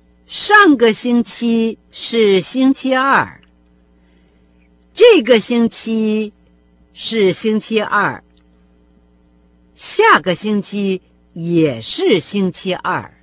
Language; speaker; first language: Chinese; non-native, fluent; Russian